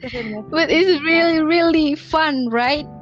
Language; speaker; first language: English; non-native, learner; Indonesian